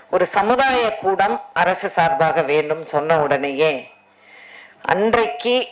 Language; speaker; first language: Tamil; native; Tamil